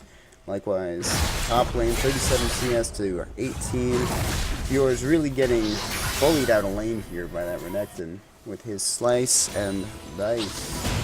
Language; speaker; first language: English; native; English